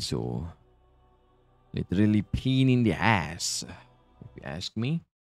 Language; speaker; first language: English; non-native, local second language; Malay